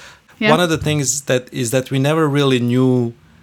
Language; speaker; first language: English; non-native, fluent; Bosnian